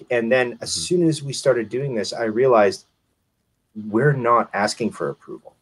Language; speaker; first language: English; native; English